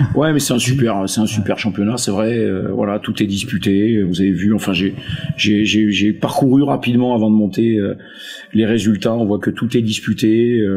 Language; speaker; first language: French; native; French